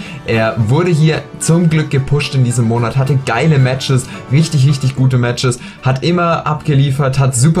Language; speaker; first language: German; native; German